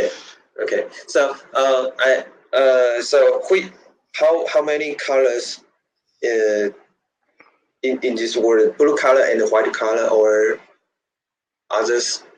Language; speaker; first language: English; non-native, learner; Chinese